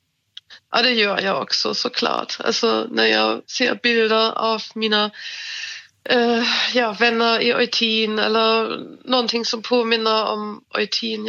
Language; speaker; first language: Swedish; non-native, fluent; German